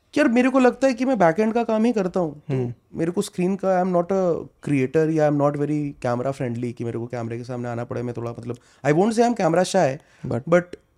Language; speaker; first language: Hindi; non-native, local second language; Bangla